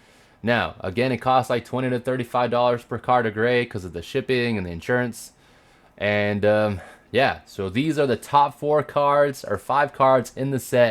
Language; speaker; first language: English; native; English